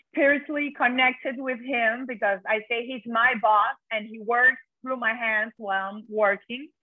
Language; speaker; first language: English; non-native, fluent; Spanish